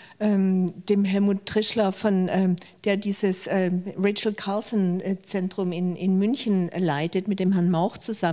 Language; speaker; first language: German; native; German